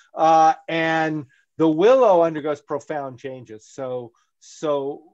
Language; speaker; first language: English; native; English